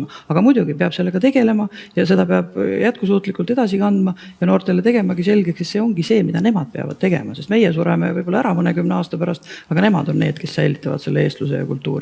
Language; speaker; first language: Estonian; native; Estonian